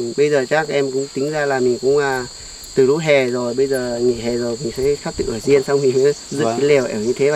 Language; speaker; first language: Vietnamese; native; Vietnamese